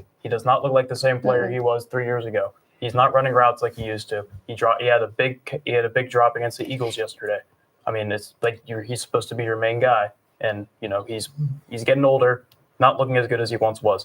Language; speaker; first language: English; native; English